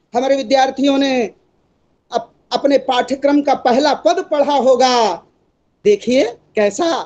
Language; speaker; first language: Hindi; native; Hindi